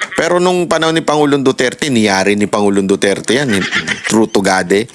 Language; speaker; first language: Filipino; native; Filipino